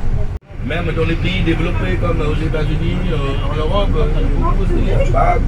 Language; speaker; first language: French; non-native, fluent; Vietnamese